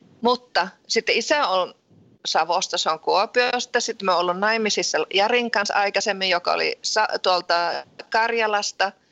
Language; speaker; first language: Finnish; early bilingual, heritage; Finnish